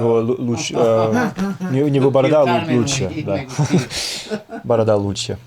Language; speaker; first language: Russian; non-native, learner; English